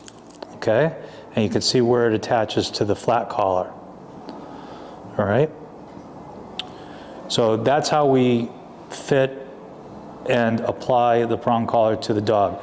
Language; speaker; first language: English; native; English